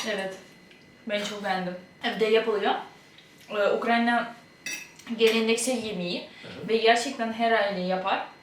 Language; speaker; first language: Turkish; non-native, fluent; Ukrainian